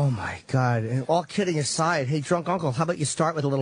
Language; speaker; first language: English; native; English